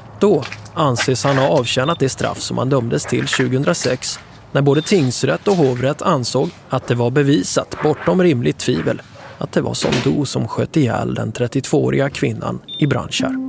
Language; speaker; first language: Swedish; native; Swedish